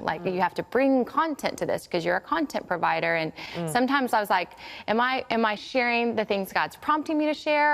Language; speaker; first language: English; native; English